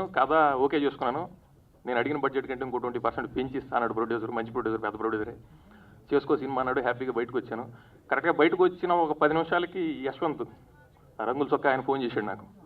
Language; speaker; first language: Telugu; native; Telugu